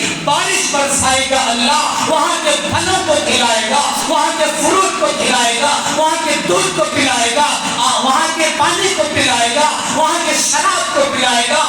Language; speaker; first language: Urdu; native; Urdu